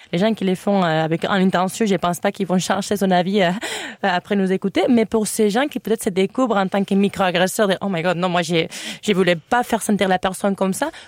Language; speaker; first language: French; non-native, fluent; Spanish